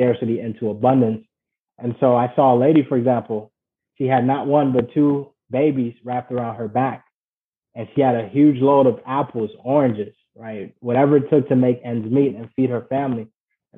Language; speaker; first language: English; early bilingual, other home language; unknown